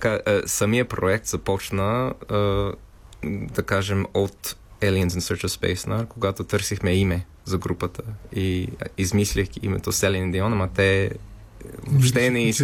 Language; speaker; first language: Bulgarian; non-native, fluent; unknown